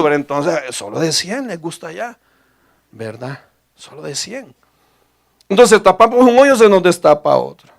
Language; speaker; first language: Spanish; native; Spanish